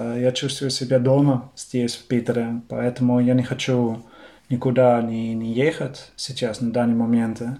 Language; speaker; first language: Russian; non-native, fluent; Dutch